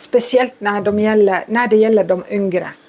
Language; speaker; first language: Swedish; non-native, fluent; Estonian